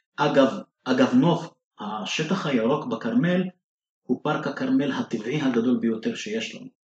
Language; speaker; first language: Hebrew; non-native, local second language; Arabic